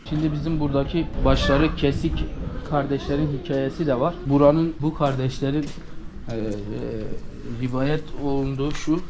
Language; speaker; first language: Turkish; native; Turkish